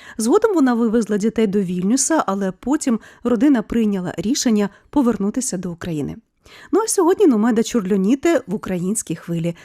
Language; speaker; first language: Ukrainian; native; Ukrainian